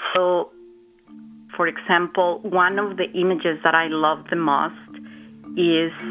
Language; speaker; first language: English; non-native, fluent; Spanish